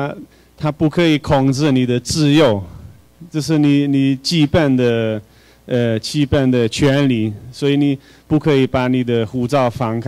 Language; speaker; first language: Chinese; non-native, fluent; Hungarian